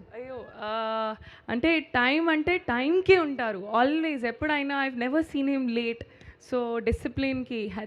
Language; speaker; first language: Telugu; non-native, learner; Hindi